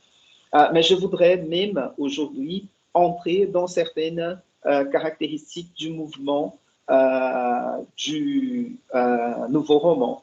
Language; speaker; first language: French; non-native, fluent; Portuguese